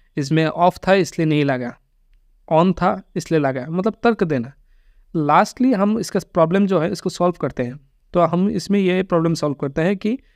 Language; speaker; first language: Hindi; non-native, local second language; Bangla